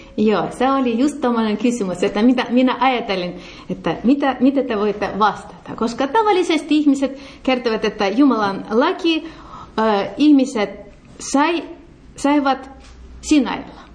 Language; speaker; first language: Finnish; non-native, learner; Russian